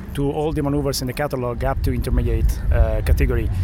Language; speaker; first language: English; non-native, fluent; Italian